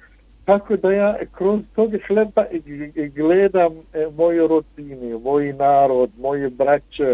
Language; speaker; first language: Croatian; non-native, fluent; Arabic